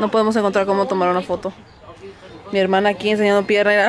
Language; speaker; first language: Spanish; early bilingual, heritage; Spanish